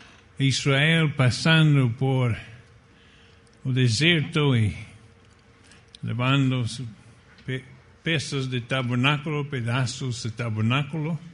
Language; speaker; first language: Portuguese; non-native, fluent; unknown